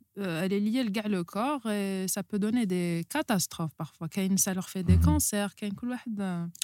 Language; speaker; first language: French; non-native, local second language; Arabic